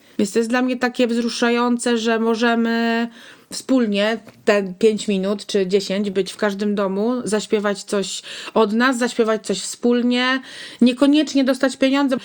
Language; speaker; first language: Polish; native; Polish